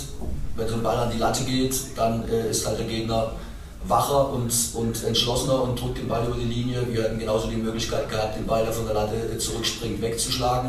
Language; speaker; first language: German; native; German